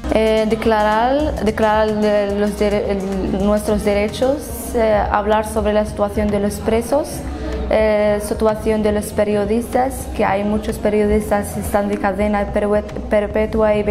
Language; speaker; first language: Spanish; non-native, fluent; Arabic